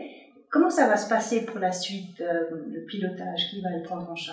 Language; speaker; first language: French; native; French